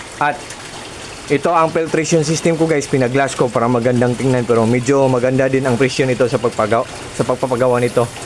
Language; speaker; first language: Filipino; non-native, local second language; Cebuano